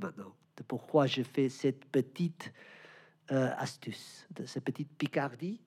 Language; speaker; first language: French; non-native, learner; Spanish